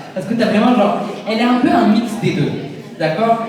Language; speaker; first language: French; native; French